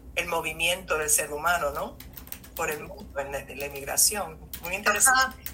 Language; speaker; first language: Spanish; native; Spanish